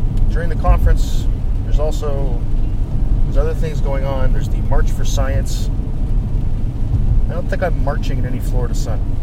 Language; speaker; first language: English; native; English